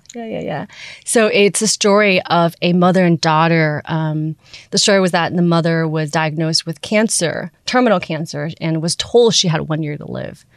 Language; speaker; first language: English; early bilingual, other home language; Chinese